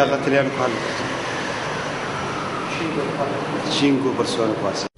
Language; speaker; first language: Italian; non-native, learner; Somali